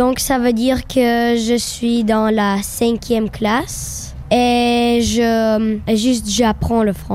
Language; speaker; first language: French; non-native, learner; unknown